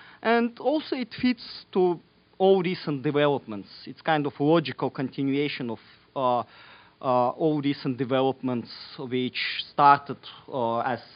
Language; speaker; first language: English; non-native, fluent; Azerbaijani